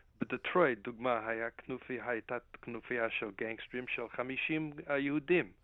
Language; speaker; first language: Hebrew; non-native, fluent; English